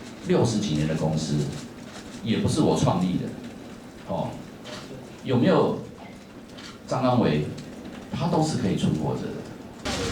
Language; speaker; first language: Chinese; native; Chinese